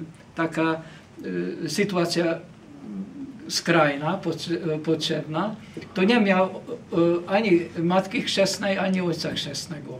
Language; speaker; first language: Polish; non-native, fluent; Hungarian